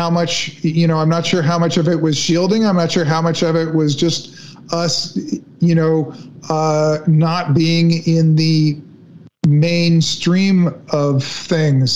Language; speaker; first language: English; native; English